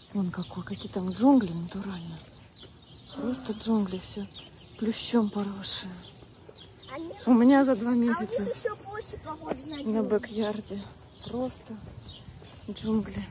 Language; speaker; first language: Russian; native; Russian